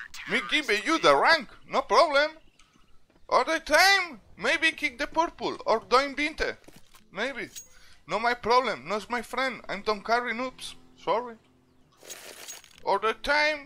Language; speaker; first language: English; non-native, learner; Spanish